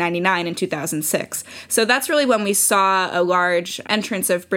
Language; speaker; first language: English; native; English